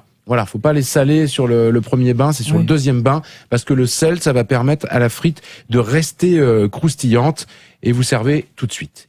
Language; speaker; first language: French; native; French